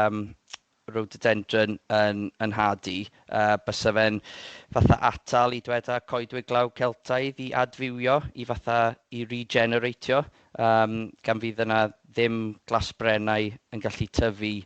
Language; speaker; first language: Welsh; native; Welsh